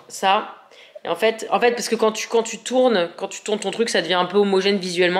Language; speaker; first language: French; native; French